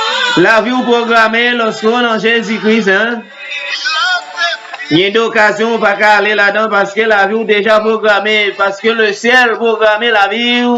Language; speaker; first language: French; non-native, local second language; Haitian Creole